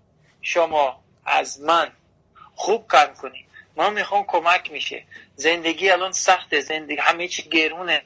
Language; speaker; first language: Persian; non-native, learner; Portuguese